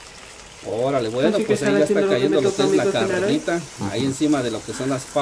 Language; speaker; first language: Spanish; native; Spanish